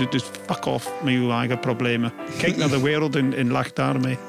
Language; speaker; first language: Dutch; non-native, fluent; English